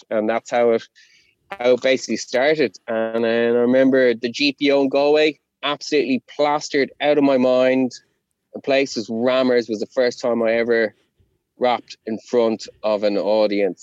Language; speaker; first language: English; non-native, local second language; Irish